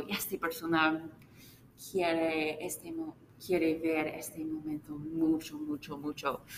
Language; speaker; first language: Spanish; non-native, learner; English